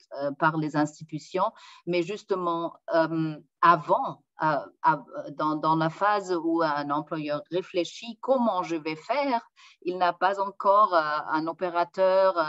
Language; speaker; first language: French; non-native, fluent; German